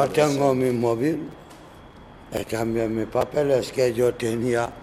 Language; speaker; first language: Spanish; non-native, learner; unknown